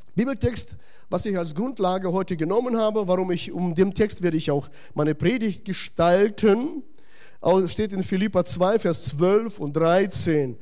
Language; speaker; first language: German; non-native, fluent; Russian